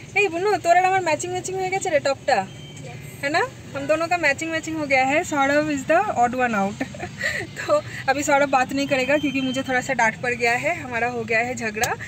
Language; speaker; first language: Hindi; non-native, local second language; Bangla